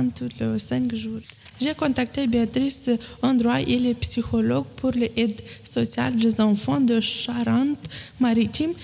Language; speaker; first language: French; non-native, fluent; Romanian